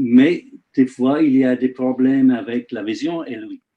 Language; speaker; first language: French; non-native, learner; English